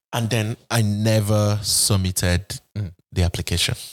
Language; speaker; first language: English; non-native, local second language; Bini